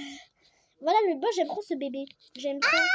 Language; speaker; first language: French; native; French